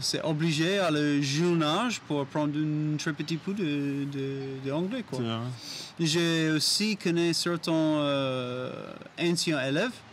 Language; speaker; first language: French; non-native, learner; English